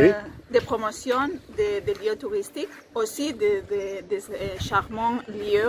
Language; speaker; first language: French; non-native, fluent; Spanish